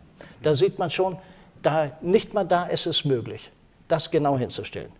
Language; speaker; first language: German; native; German